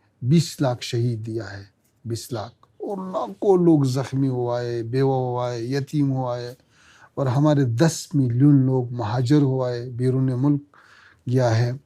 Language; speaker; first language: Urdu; non-native, learner; Pashto